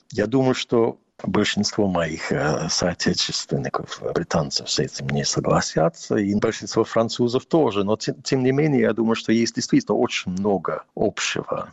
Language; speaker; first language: Russian; non-native, fluent; English